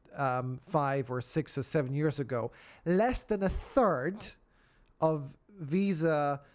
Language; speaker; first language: English; non-native, fluent; Polish